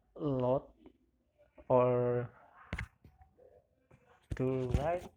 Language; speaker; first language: English; non-native, learner; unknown